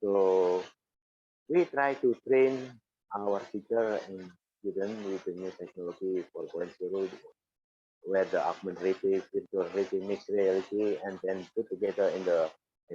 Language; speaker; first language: English; non-native, fluent; Indonesian